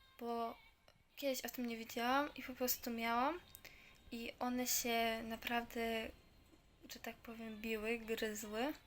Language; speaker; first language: Polish; native; Polish